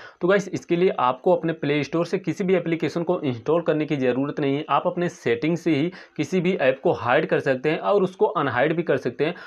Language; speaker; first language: Hindi; native; Hindi